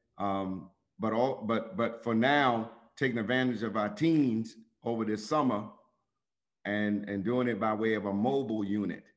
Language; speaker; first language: English; native; English